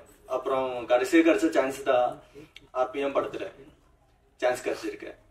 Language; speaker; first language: Tamil; non-native, fluent; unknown